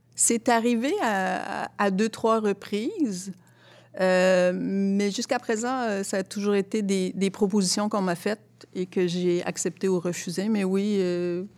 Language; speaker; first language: French; early bilingual, other home language; Arabic